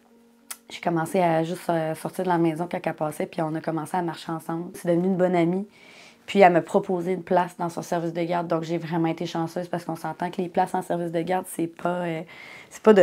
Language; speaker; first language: French; native; French